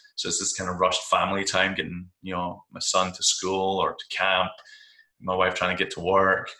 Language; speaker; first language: English; native; English